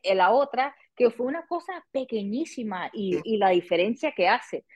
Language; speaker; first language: Spanish; early bilingual, heritage; Spanish